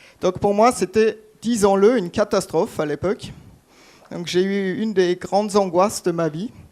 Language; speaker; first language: French; non-native, fluent; German